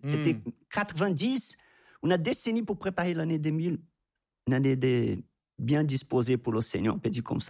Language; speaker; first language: French; non-native, fluent; Portuguese